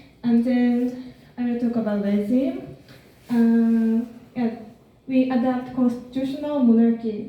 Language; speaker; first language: English; non-native, learner; Japanese